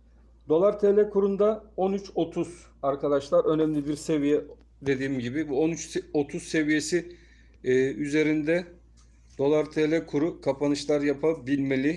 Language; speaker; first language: Turkish; native; Turkish